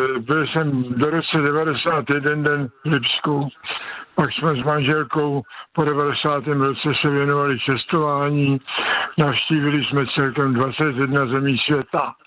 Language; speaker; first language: Czech; native; Czech